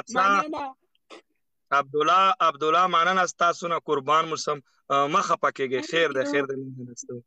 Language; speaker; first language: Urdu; non-native, local second language; Pashto